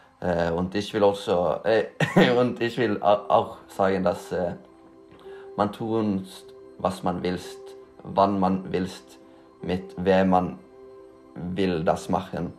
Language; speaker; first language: German; non-native, learner; Norwegian